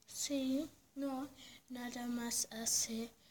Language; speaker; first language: Spanish; early bilingual, heritage; Spanish